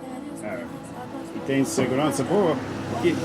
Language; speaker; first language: Portuguese; non-native, learner; English